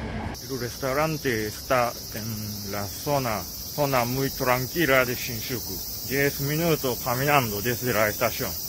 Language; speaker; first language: Spanish; non-native, learner; Japanese